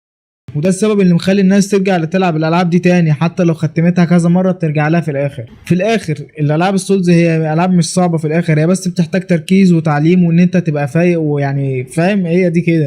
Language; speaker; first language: Arabic; native; Arabic